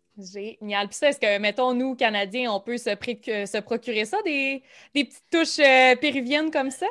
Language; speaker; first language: French; native; French